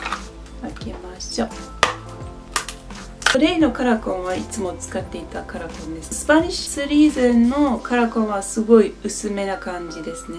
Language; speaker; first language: Japanese; non-native, fluent; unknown